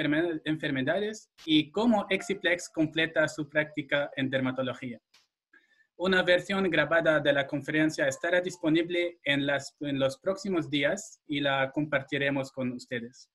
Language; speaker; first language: Spanish; non-native, fluent; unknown